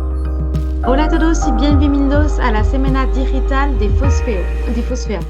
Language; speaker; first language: Spanish; non-native, learner; French